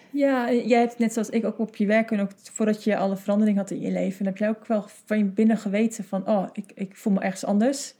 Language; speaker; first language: Dutch; non-native, fluent; English